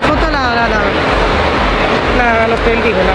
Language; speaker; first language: Spanish; native; Spanish